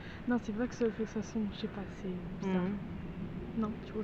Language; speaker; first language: French; native; French